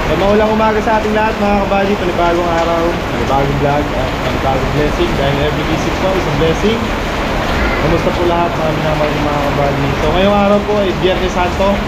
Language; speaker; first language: Filipino; non-native, local second language; Pampanga